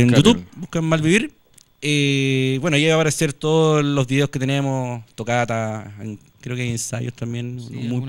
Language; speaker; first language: Spanish; native; Spanish